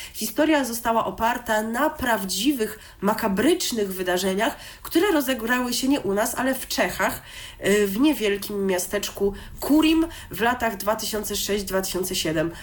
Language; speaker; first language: Polish; native; Polish